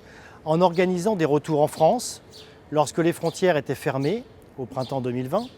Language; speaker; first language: French; native; French